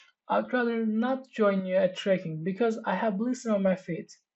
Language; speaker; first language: English; non-native, fluent; Turkish